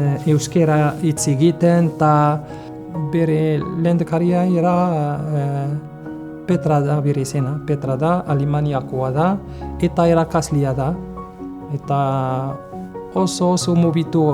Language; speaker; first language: Basque; non-native, learner; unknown